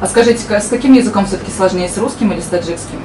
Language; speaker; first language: Russian; native; Russian